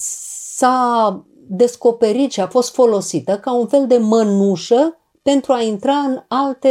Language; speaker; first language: Romanian; native; Romanian